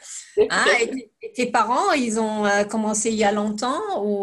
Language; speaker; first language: French; non-native, fluent; German